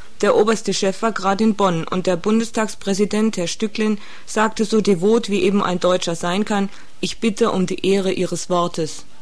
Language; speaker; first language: German; native; German